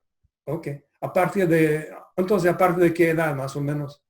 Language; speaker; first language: Spanish; non-native, fluent; English